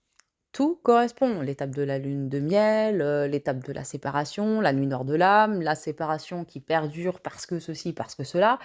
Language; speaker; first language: French; native; French